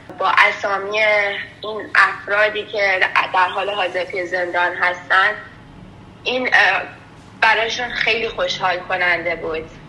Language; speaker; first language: Persian; native; Persian